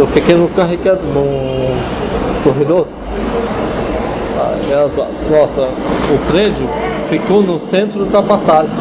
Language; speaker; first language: Portuguese; non-native, fluent; Arabic